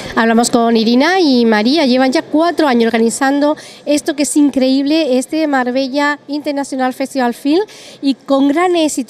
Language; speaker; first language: Spanish; native; Spanish